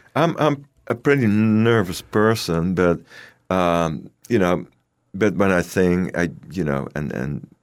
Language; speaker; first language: English; non-native, fluent; Dutch